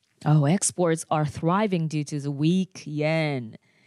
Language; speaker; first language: English; non-native, fluent; Japanese